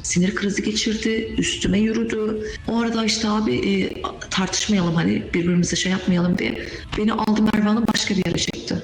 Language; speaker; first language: Turkish; native; Turkish